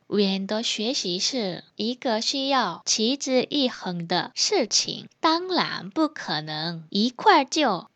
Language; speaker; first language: Chinese; non-native, fluent; Korean